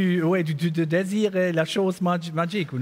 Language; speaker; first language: French; non-native, learner; German